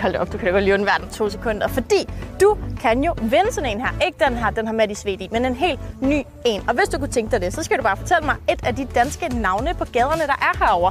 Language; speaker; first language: Danish; native; Danish